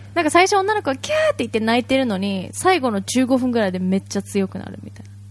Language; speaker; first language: Japanese; native; Japanese